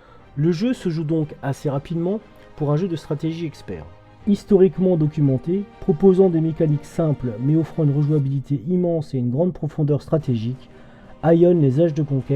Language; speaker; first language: French; native; French